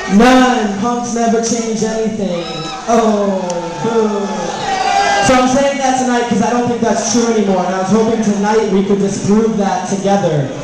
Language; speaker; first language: English; native; English